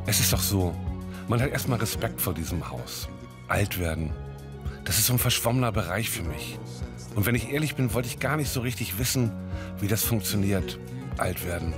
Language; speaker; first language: German; native; German